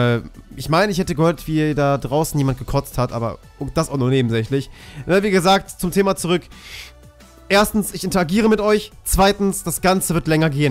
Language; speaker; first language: German; native; German